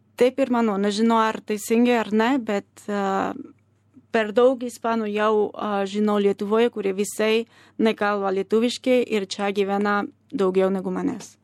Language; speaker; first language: Lithuanian; non-native, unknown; Spanish